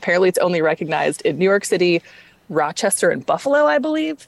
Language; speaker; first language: English; native; English